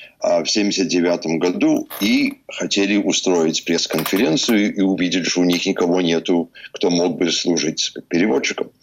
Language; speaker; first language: Russian; early bilingual, heritage; Russian